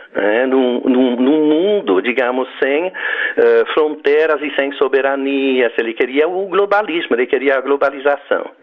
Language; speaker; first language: Portuguese; non-native, fluent; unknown